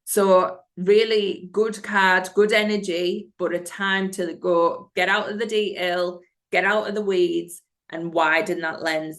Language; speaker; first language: English; native; English